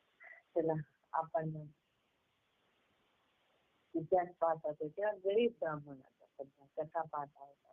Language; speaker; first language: Marathi; native; Marathi